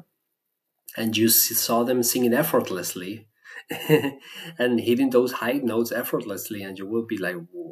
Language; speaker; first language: English; non-native, fluent; Spanish